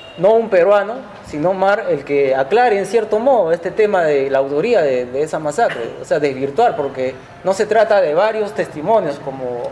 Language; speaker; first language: Spanish; native; Spanish